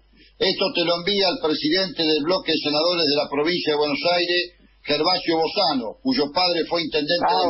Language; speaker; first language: Spanish; native; Spanish